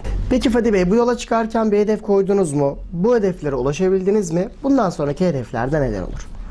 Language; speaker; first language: Turkish; native; Turkish